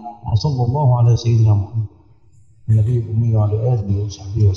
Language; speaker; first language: Arabic; native; Arabic